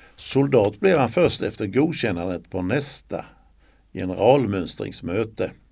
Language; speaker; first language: Swedish; native; Swedish